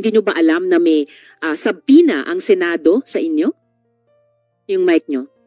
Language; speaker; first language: Filipino; native; Filipino